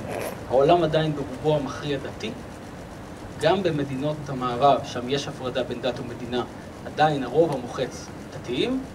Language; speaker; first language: Hebrew; native; Hebrew